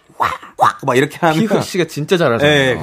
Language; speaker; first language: Korean; native; Korean